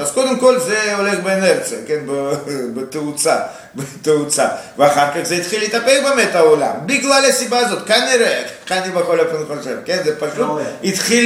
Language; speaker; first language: Hebrew; non-native, fluent; Russian